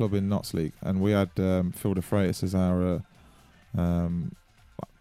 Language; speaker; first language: English; native; English